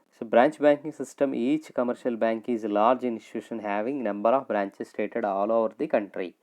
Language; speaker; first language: English; non-native, local second language; Telugu